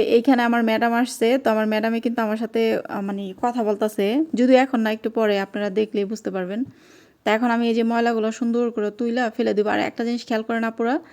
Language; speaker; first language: Bangla; native; Bangla